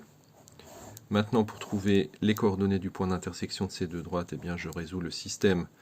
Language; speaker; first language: French; native; French